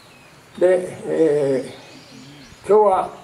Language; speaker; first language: Japanese; native; Japanese